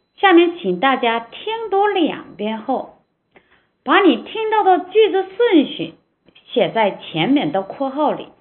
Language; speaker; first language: Chinese; non-native, fluent; Korean